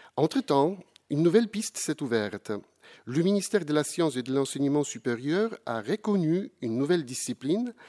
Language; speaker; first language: French; non-native, fluent; Polish